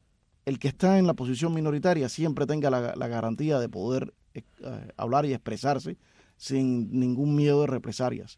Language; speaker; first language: Spanish; native; Spanish